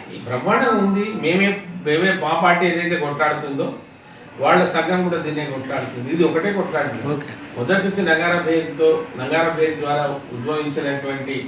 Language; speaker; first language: Telugu; non-native, local second language; Lambadi